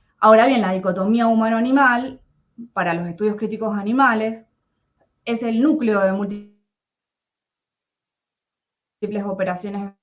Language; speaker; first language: Spanish; native; Spanish